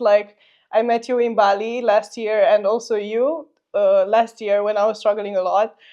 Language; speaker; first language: English; non-native, fluent; Romanian